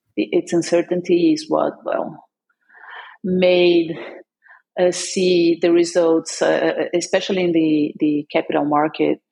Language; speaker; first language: English; non-native, fluent; Portuguese